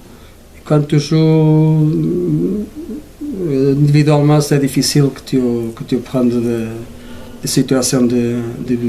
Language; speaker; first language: French; non-native, learner; Portuguese